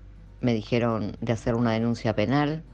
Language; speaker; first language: Spanish; native; Spanish